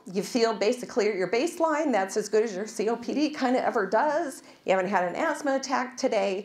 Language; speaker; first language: English; native; English